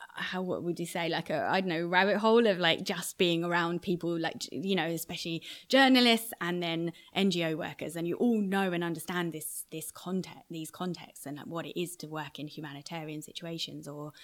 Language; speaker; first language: English; native; English